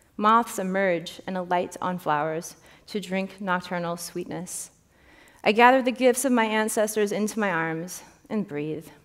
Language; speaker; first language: English; native; English